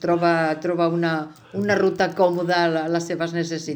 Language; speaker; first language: Catalan; native; Catalan